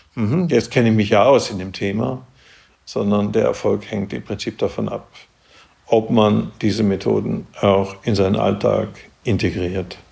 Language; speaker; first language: German; native; German